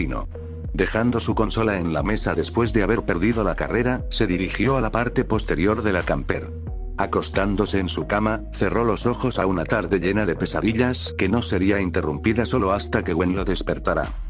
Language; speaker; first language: Spanish; native; Spanish